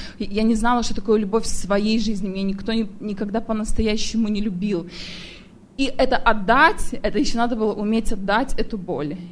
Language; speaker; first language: Russian; native; Russian